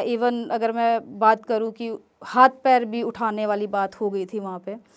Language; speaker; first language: Hindi; native; Hindi